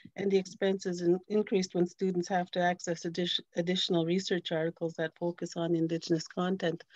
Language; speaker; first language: English; native; English